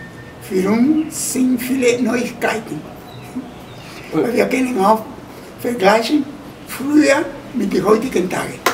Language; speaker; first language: German; non-native, learner; Spanish